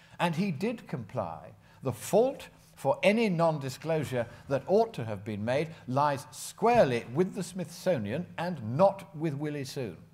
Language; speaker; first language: English; native; English